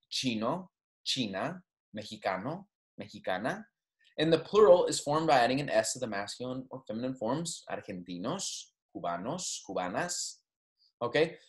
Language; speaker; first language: English; native; English